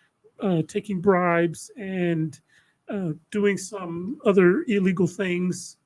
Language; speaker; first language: English; native; English